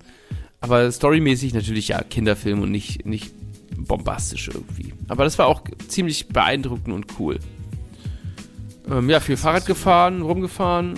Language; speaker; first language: German; native; German